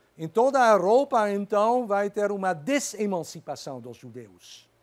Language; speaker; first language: Portuguese; non-native, fluent; Dutch